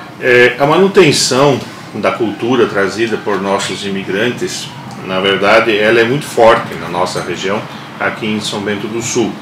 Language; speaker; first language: Portuguese; non-native, local second language; German